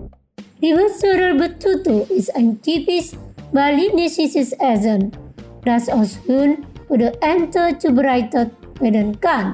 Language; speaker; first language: German; non-native, fluent; Indonesian